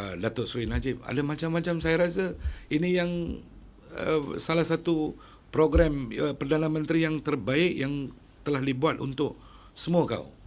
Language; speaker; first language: Malay; non-native, local second language; Tamil